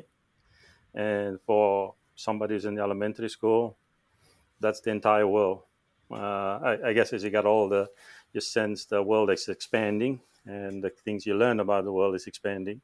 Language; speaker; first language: English; non-native, local second language; Afrikaans